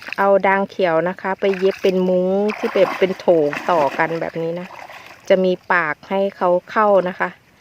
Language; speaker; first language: Thai; non-native, local second language; Northeastern Thai